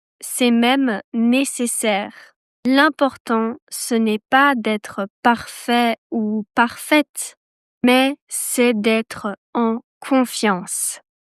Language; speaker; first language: French; native; French